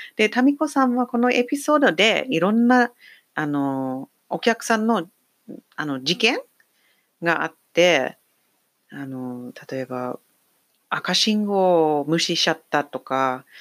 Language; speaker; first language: Japanese; non-native, fluent; English